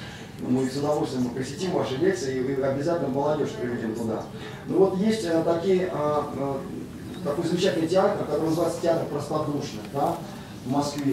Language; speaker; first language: Russian; native; Russian